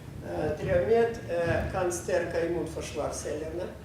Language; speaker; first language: Swedish; non-native, fluent; Russian